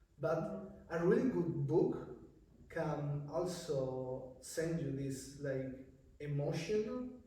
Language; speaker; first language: English; non-native, learner; Spanish